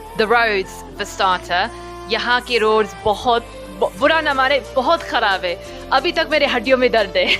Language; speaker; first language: Urdu; early bilingual, heritage; Urdu